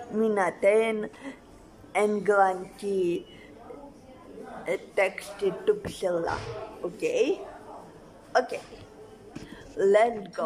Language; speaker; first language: Finnish; non-native, learner; Russian